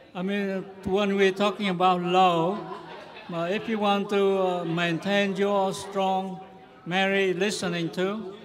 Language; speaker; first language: English; non-native, fluent; Vietnamese